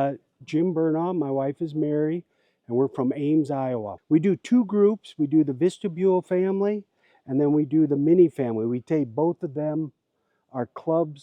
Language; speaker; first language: English; native; English